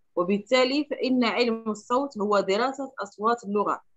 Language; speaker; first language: Arabic; non-native, fluent; Chinese